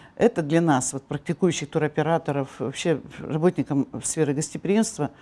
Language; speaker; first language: Russian; native; Russian